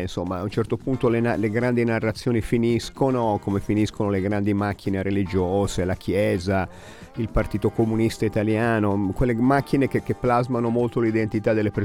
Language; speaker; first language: Italian; native; Italian